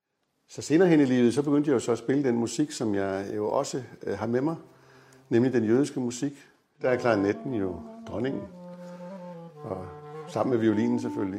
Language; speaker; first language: Danish; native; Danish